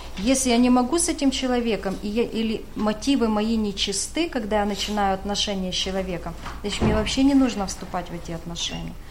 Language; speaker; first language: Russian; native; Russian